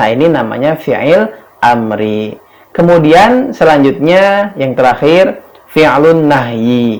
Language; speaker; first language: Indonesian; native; Indonesian